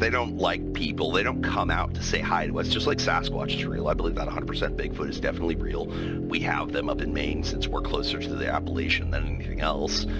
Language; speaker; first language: English; native; English